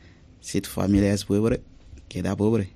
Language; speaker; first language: Spanish; non-native, learner; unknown